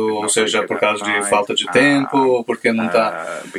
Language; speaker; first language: Portuguese; non-native, fluent; English